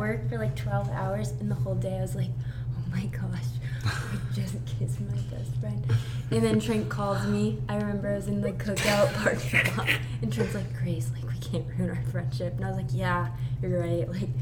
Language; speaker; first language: English; native; English